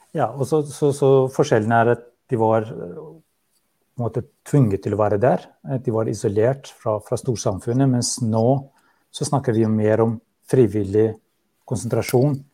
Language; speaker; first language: Norwegian; non-native, fluent; Albanian